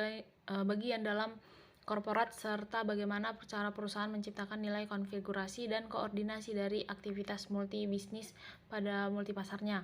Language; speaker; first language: Indonesian; native; Indonesian